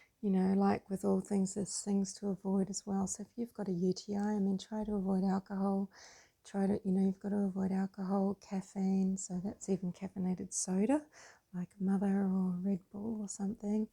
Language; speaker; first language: English; native; English